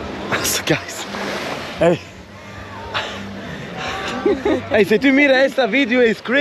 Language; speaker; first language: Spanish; non-native, learner; Swedish